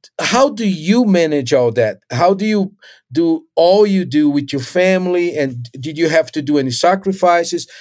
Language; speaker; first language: English; non-native, fluent; Portuguese